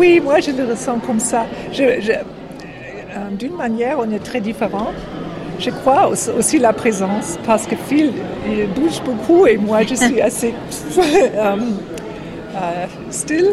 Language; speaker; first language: French; non-native, fluent; German